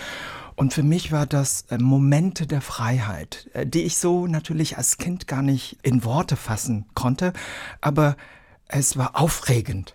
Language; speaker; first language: German; early bilingual, other home language; Vietnamese